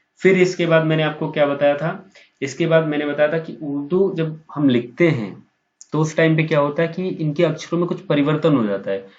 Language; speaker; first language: Hindi; native; Hindi